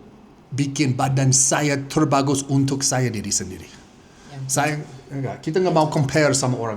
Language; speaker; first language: Indonesian; non-native, fluent; English